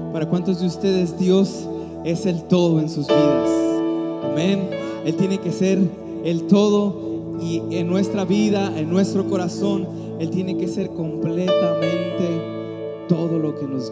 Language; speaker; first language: Spanish; native; Spanish